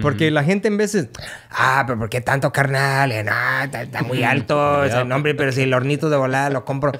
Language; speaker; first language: Spanish; early bilingual, other home language; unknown